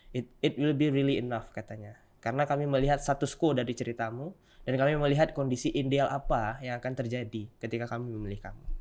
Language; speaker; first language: Indonesian; native; Indonesian